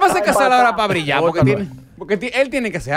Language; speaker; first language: Spanish; native; Spanish